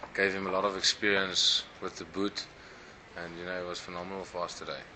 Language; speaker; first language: English; non-native, local second language; Afrikaans